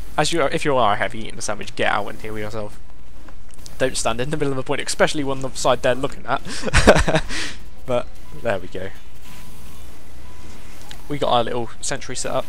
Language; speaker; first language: English; native; English